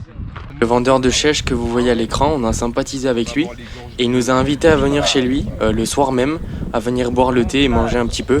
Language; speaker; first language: French; native; French